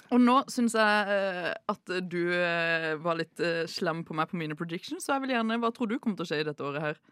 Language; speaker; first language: Norwegian; native; Norwegian